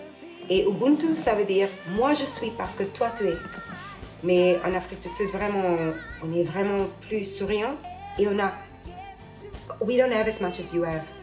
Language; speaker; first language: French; non-native, learner; English